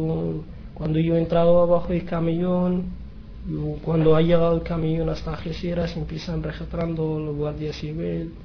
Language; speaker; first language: Spanish; non-native, learner; Arabic